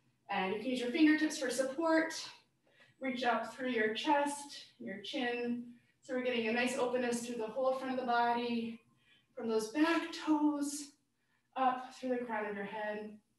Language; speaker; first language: English; native; English